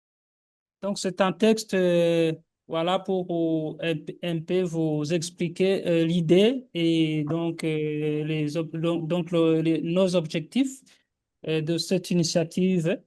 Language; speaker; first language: French; non-native, local second language; Rundi